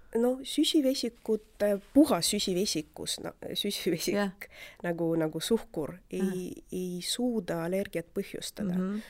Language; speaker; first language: Estonian; non-native, local second language; Russian